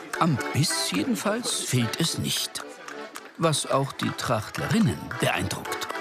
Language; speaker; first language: German; native; German